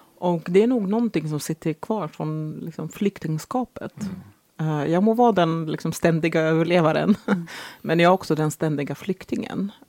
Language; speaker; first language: Swedish; early bilingual, other home language; Arabic